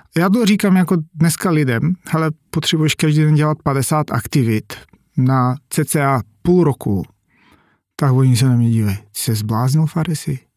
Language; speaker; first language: Czech; non-native, fluent; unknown